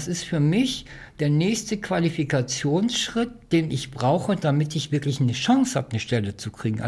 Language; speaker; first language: German; native; German